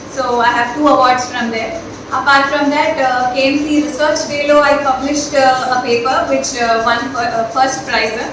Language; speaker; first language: English; non-native, local second language; Telugu